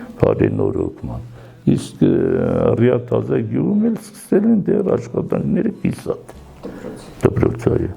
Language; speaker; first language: Armenian; non-native, local second language; Kurdish